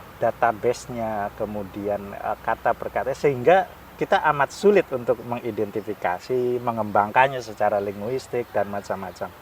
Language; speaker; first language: Indonesian; non-native, local second language; Javanese